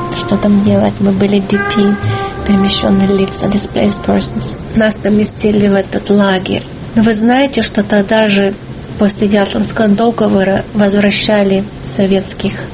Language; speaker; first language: Russian; early bilingual, heritage; Russian